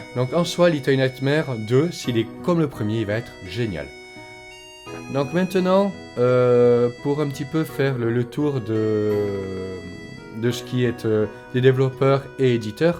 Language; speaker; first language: French; native; French